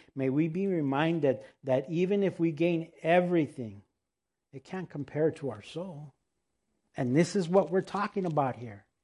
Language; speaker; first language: English; early bilingual, other home language; Spanish